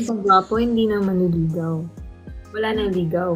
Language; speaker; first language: Filipino; non-native, local second language; Cebuano